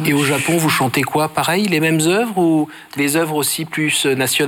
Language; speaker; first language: French; native; French